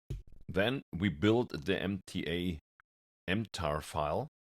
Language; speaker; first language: English; non-native, fluent; German